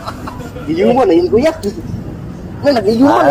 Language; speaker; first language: Filipino; non-native, local second language; Cebuano